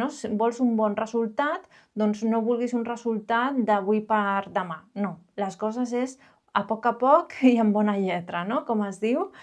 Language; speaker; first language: Catalan; non-native, local second language; Spanish